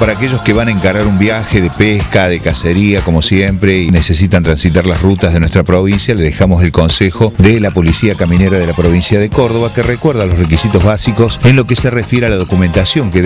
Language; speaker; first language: Spanish; native; Spanish